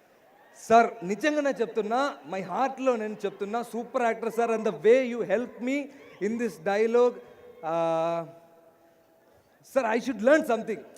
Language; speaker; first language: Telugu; non-native, learner; Malayalam